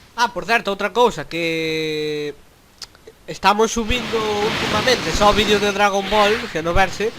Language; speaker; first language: Galician; non-native, local second language; Spanish